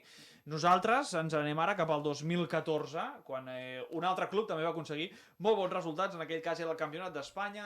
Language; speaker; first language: Catalan; native; Catalan